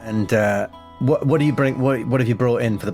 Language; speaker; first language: English; native; English